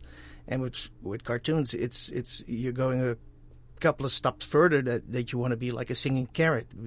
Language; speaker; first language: English; non-native, fluent; Dutch